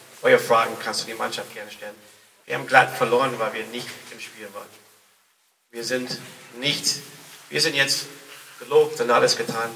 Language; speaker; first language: German; non-native, learner; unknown